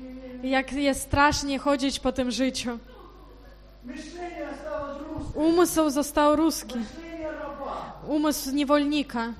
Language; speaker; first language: Polish; non-native, fluent; Ukrainian